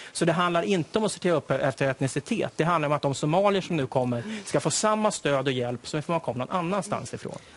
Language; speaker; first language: Swedish; native; Swedish